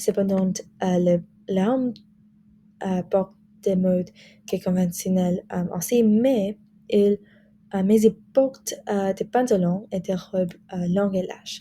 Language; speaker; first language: French; non-native, learner; English